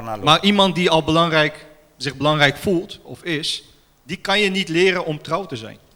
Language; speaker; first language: Dutch; non-native, fluent; Armenian